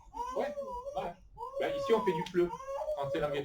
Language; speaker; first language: French; native; French